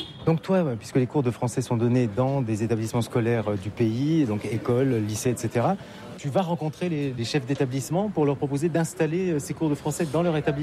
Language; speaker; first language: French; native; French